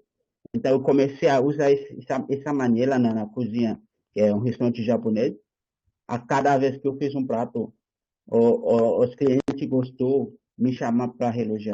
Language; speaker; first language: Portuguese; non-native, learner; Haitian Creole